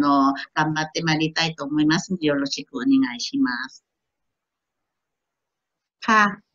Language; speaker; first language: Japanese; non-native, fluent; Thai